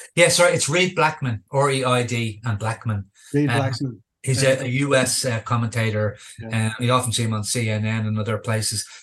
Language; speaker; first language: English; native; English